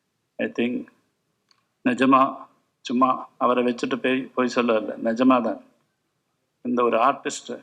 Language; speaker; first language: Tamil; non-native, local second language; Malayalam